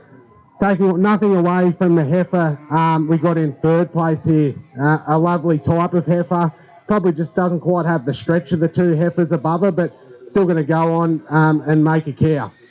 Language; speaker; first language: English; native; English